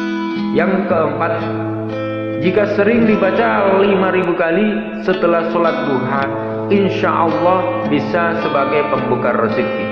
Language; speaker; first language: Indonesian; native; Indonesian